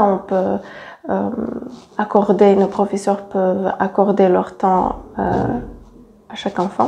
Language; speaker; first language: French; non-native, fluent; Serbian